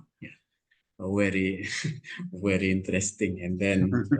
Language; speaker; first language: English; non-native, learner; Indonesian